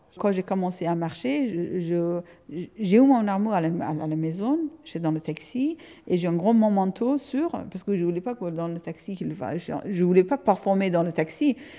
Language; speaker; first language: French; non-native, fluent; Persian